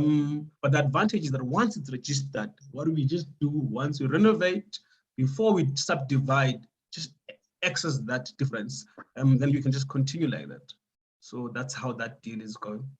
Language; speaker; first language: English; non-native, local second language; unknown